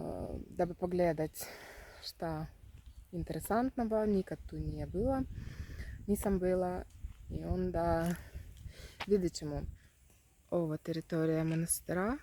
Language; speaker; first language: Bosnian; non-native, learner; Russian